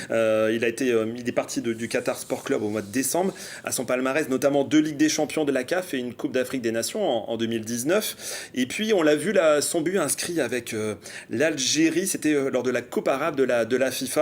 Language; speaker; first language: French; native; French